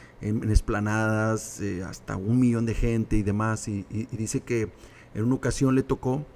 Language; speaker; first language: Spanish; native; Spanish